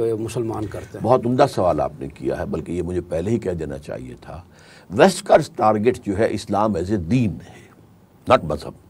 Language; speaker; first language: Urdu; native; Urdu